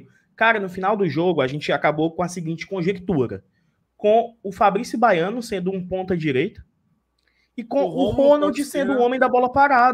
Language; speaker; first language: Portuguese; native; Portuguese